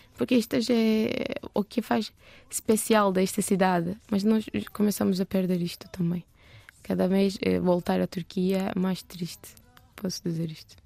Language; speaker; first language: Portuguese; non-native, learner; Turkish